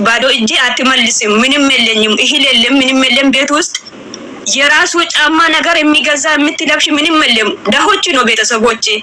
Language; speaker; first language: Amharic; non-native, local second language; Oromo